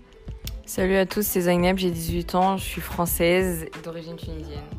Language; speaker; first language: French; early bilingual, other home language; Arabic